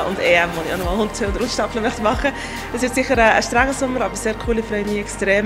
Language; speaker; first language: German; native; German